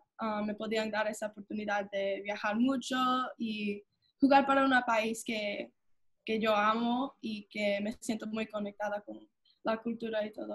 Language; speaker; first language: Spanish; early bilingual, heritage; English